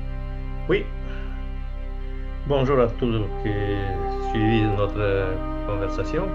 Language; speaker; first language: French; non-native, fluent; Romanian